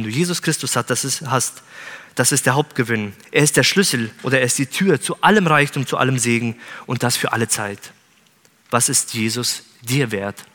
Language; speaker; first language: German; native; German